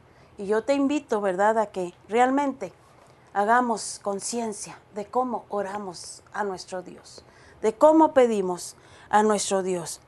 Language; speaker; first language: Spanish; native; Spanish